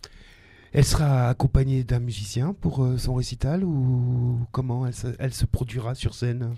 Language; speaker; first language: French; native; French